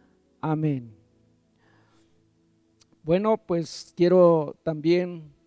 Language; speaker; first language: Spanish; native; Spanish